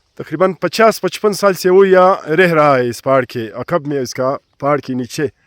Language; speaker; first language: Urdu; non-native, local second language; Pashto